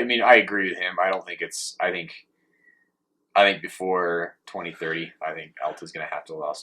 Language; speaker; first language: English; native; English